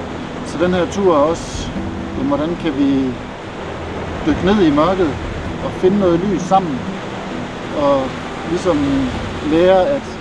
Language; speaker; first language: Danish; native; Danish